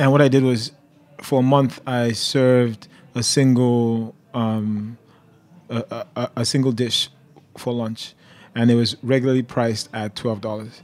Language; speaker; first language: English; non-native, local second language; Yoruba